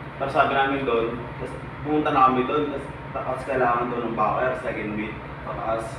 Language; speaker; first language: Filipino; native; Filipino